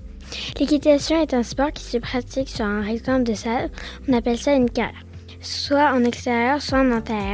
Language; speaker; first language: French; native; French